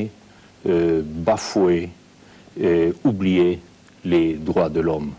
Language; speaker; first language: French; non-native, fluent; Spanish